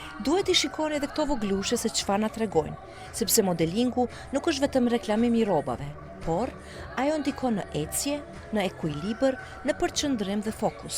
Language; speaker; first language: Albanian; native; Albanian